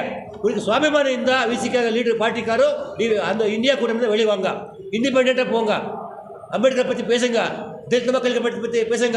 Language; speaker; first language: Tamil; non-native, learner; Kannada